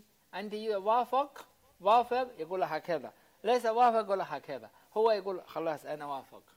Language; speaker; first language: Arabic; non-native, learner; Chinese